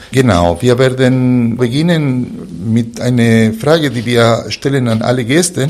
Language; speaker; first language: German; non-native, fluent; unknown